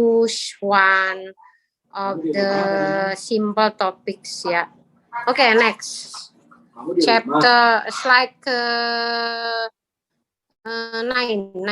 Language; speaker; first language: English; non-native, learner; Indonesian